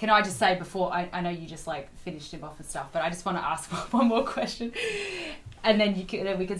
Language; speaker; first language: English; native; English